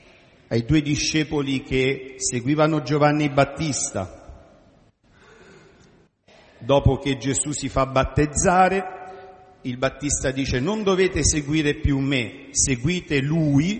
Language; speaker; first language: Italian; native; Italian